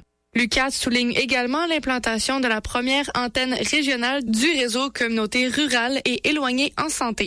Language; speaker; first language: French; native; French